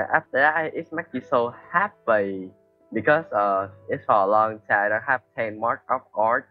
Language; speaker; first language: English; non-native, learner; Vietnamese